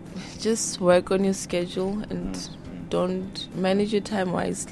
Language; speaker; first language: English; non-native, local second language; Southern Sotho